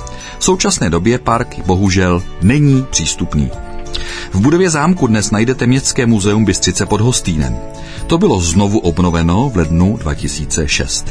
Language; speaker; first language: Czech; native; Czech